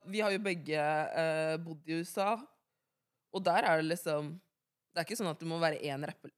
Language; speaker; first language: Norwegian; early bilingual, other home language; Wolof